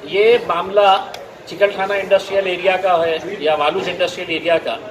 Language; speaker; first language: Hindi; non-native, local second language; Marathi